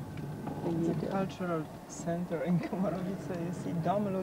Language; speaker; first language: English; non-native, learner; Polish